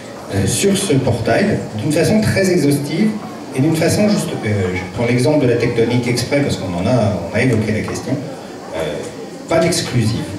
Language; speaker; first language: French; native; French